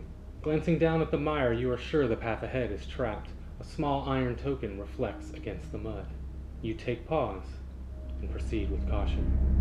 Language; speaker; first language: English; native; English